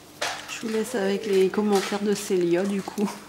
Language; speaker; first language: French; native; French